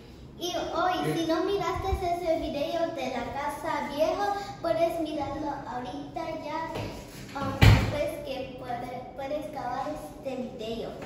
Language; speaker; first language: Spanish; early bilingual, heritage; English